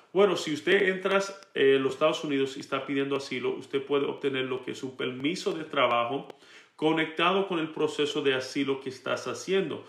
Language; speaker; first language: Spanish; early bilingual, heritage; Spanish